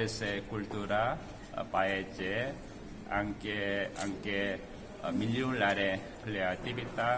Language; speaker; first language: Italian; non-native, learner; Korean